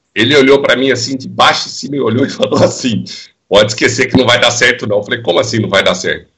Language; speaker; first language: Portuguese; native; Portuguese